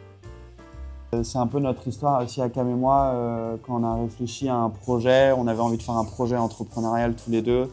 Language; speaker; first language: French; native; French